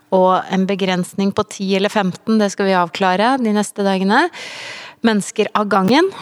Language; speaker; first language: Norwegian; native; Norwegian